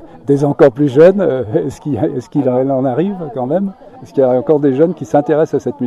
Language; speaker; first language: French; native; French